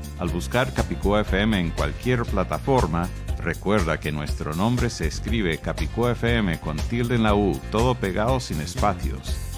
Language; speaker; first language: Spanish; non-native, fluent; English